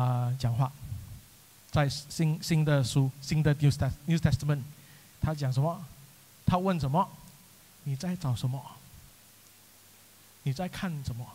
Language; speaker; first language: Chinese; non-native, local second language; English